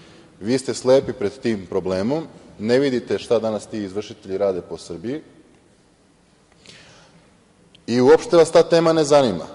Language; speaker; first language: Serbian; native; Serbian